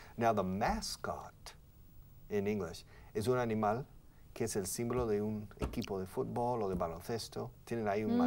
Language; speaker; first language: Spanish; non-native, fluent; English